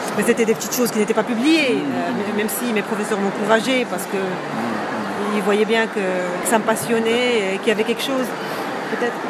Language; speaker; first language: French; non-native, local second language; Arabic